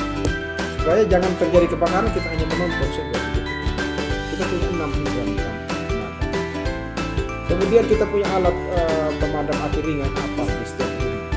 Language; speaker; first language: Indonesian; non-native, local second language; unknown